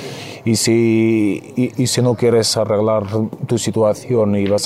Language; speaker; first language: Spanish; non-native, fluent; Arabic